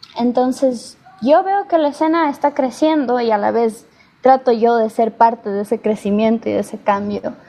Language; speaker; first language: Spanish; native; Spanish